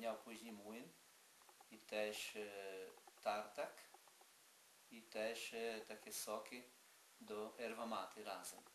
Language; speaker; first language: Polish; early bilingual, heritage; Polish